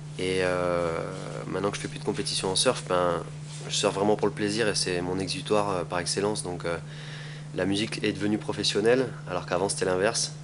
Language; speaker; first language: French; native; French